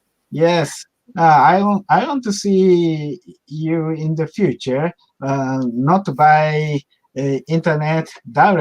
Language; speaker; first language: English; non-native, learner; Japanese